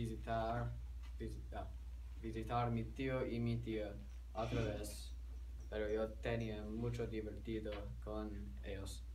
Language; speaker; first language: Spanish; non-native, learner; English